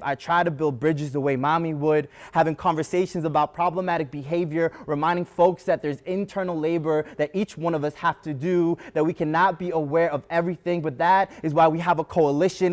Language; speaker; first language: English; early bilingual, other home language; Spanish